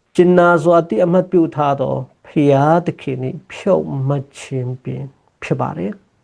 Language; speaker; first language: Burmese; non-native, local second language; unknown